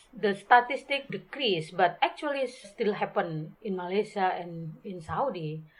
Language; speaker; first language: English; non-native, learner; Indonesian